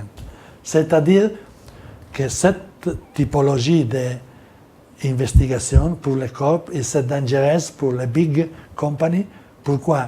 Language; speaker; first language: French; non-native, learner; Italian